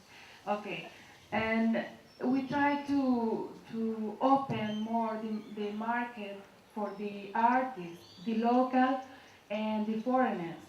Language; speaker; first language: English; non-native, learner; Spanish